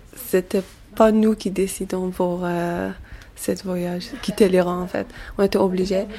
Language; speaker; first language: French; non-native, learner; Persian